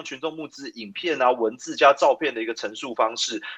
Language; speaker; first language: Chinese; native; Chinese